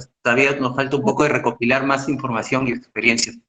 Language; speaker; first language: Spanish; native; Spanish